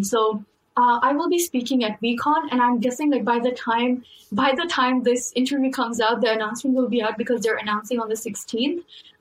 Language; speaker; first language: English; non-native, local second language; Urdu